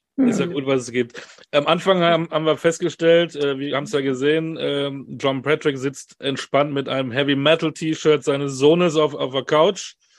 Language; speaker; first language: German; native; German